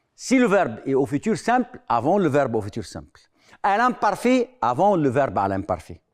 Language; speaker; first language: French; non-native, fluent; Arabic